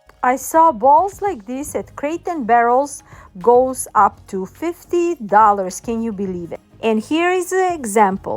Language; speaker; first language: English; non-native, fluent; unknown